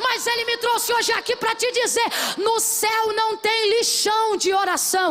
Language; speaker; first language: Portuguese; native; Portuguese